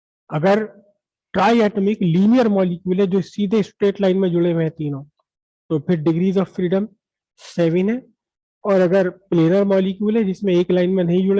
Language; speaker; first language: Hindi; native; Hindi